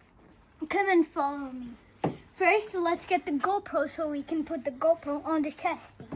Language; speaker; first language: English; early bilingual, other home language; Hindi